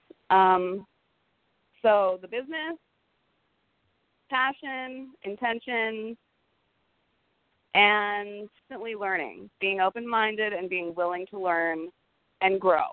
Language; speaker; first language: English; native; English